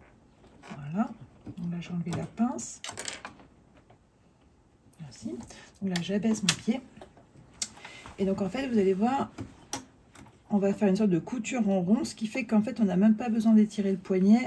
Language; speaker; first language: French; native; French